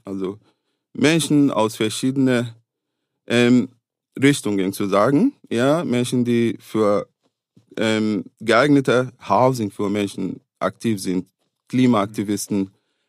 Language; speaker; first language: German; non-native, fluent; Arabic